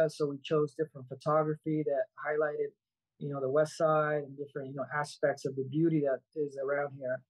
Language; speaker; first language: English; native; English